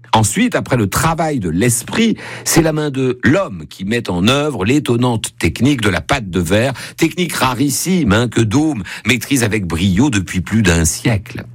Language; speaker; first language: French; native; French